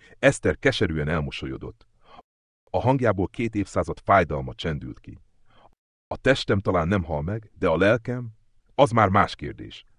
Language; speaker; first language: Hungarian; native; Hungarian